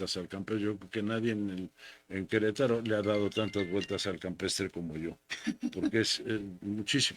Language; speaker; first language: Spanish; native; Spanish